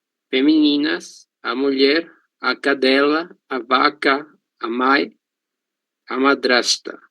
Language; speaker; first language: Portuguese; non-native, learner; Spanish